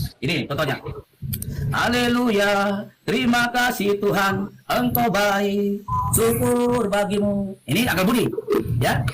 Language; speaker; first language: Indonesian; non-native, local second language; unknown